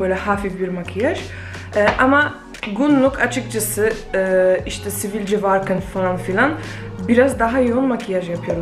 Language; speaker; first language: Turkish; non-native, fluent; Polish